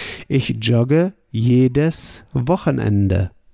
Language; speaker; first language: German; native; German